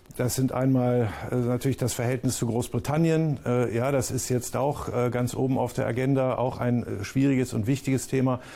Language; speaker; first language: German; native; German